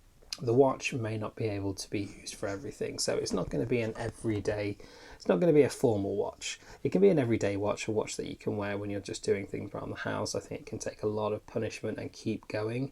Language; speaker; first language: English; native; English